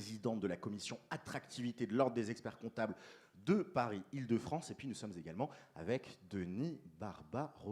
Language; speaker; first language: French; native; French